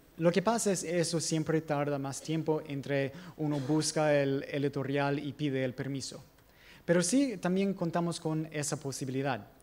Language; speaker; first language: Spanish; non-native, fluent; English